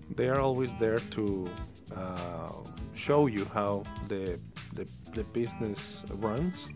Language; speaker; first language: English; non-native, fluent; Spanish